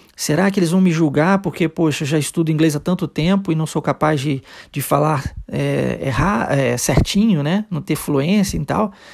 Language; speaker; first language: Portuguese; early bilingual, heritage; Portuguese